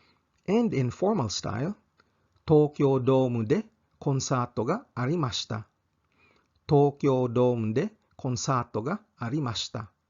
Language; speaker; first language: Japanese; non-native, fluent; English